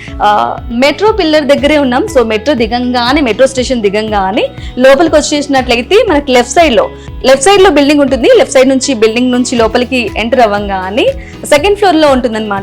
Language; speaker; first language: Telugu; native; Telugu